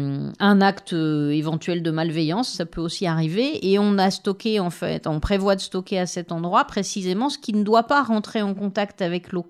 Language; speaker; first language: French; native; French